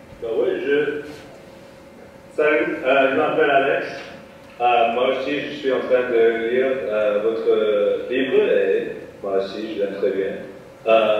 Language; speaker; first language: French; non-native, fluent; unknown